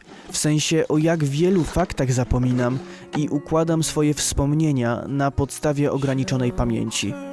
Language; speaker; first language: Polish; native; Polish